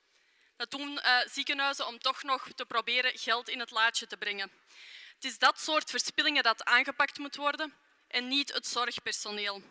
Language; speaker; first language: Dutch; native; Dutch